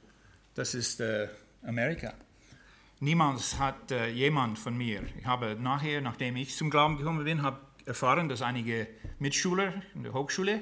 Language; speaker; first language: German; non-native, fluent; English